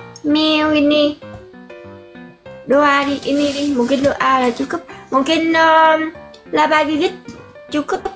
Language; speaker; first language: Indonesian; non-native, learner; Vietnamese